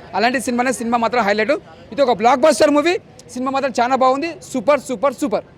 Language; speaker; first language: Telugu; native; Telugu